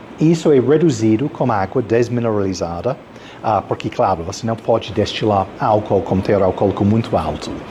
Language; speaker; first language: Portuguese; non-native, fluent; English